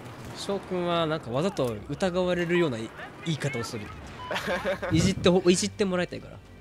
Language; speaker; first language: Japanese; native; Japanese